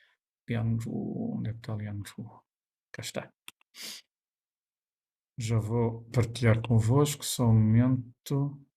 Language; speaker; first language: Portuguese; native; Portuguese